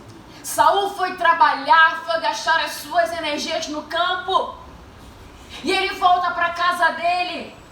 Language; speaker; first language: Portuguese; native; Portuguese